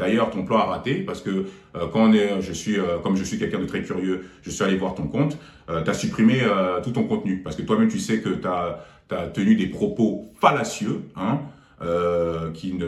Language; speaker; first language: French; native; French